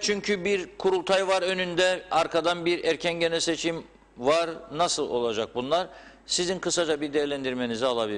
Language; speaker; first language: Turkish; native; Turkish